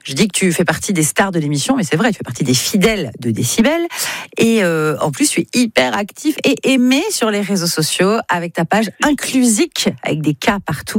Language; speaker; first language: French; native; French